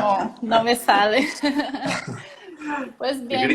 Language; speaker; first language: Spanish; non-native, learner; Portuguese